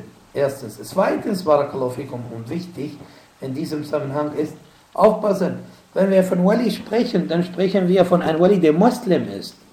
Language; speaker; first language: German; non-native, fluent; Arabic